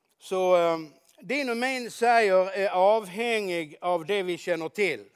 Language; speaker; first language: Swedish; native; Swedish